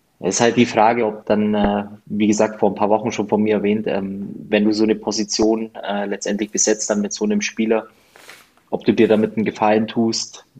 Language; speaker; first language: German; native; German